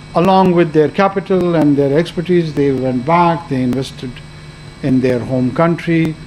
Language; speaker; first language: English; non-native, local second language; Pashto